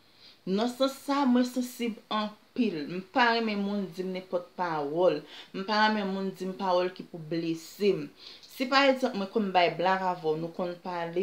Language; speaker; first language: French; non-native, learner; Haitian Creole